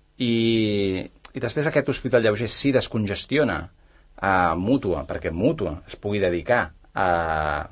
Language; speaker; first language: Catalan; native; Catalan